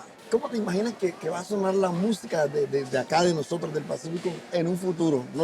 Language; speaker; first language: Spanish; native; Spanish